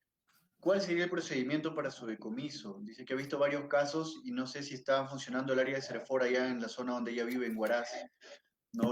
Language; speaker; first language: Spanish; native; Spanish